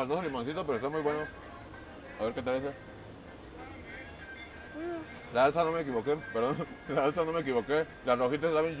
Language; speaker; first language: Spanish; native; Spanish